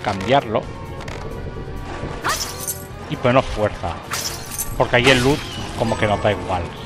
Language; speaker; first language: Spanish; native; Spanish